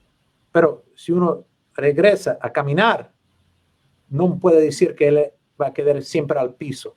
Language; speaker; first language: Spanish; non-native, learner; English